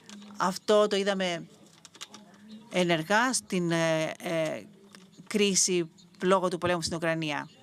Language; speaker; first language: Greek; native; Greek